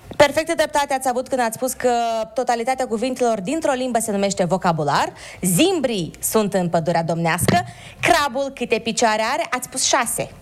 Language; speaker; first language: Romanian; native; Romanian